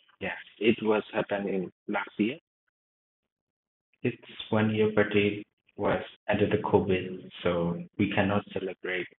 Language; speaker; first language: English; non-native, learner; Burmese